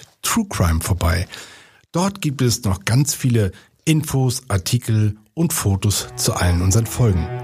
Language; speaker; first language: German; native; German